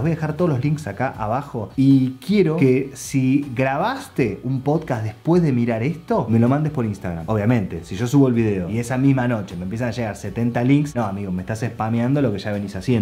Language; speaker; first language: Spanish; native; Spanish